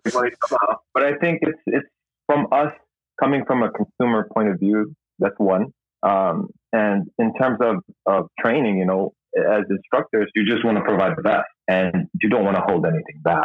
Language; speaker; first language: English; non-native, local second language; Cebuano